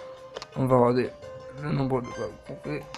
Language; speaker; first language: French; native; French